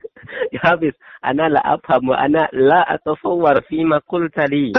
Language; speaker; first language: Arabic; non-native, learner; Indonesian